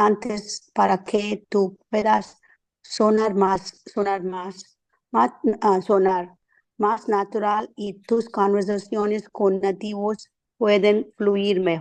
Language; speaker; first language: Spanish; non-native, learner; English